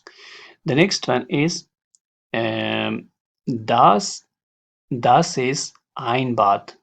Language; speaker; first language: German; non-native, learner; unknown